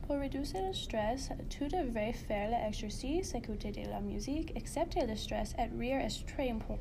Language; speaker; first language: French; non-native, learner; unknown